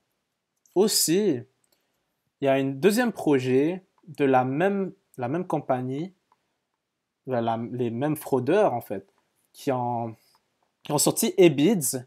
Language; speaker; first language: French; native; French